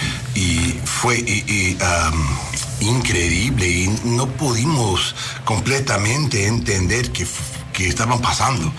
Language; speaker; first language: Spanish; non-native, learner; English